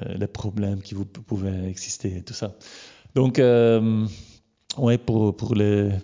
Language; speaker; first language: French; native; French